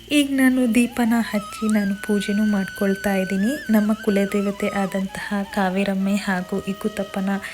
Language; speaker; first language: Kannada; non-native, local second language; Kodava